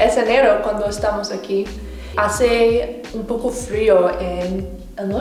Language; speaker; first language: Spanish; non-native, learner; English